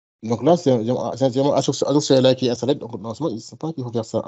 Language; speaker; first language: French; non-native, local second language; Wolof